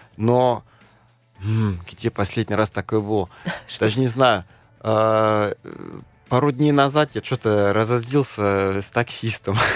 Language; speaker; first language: Russian; non-native, fluent; German